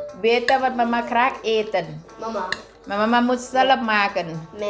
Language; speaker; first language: Dutch; non-native, learner; Thai